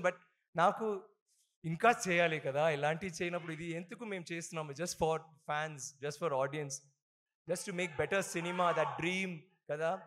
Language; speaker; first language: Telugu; non-native, local second language; Tamil